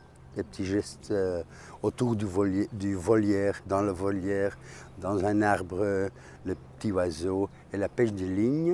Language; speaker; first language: French; non-native, fluent; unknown